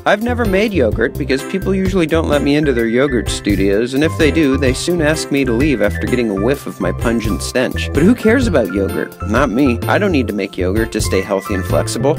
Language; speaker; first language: English; native; English